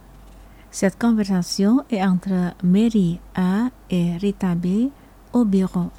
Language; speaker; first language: French; non-native, fluent; Indonesian